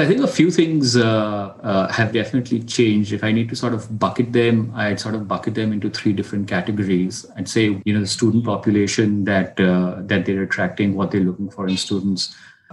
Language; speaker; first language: English; non-native, local second language; Hindi